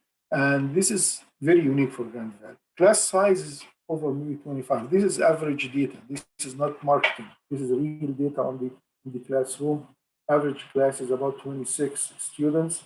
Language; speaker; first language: English; non-native, fluent; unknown